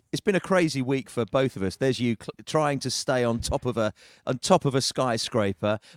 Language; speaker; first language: English; native; English